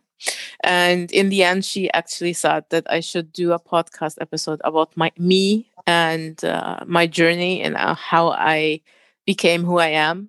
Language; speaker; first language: English; non-native, fluent; German